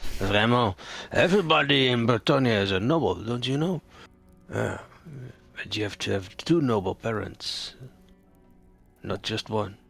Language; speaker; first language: English; non-native, fluent; French